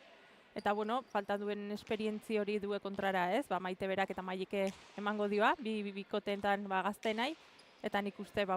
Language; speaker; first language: Basque; native; Basque